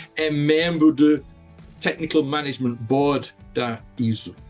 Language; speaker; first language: Portuguese; non-native, fluent; English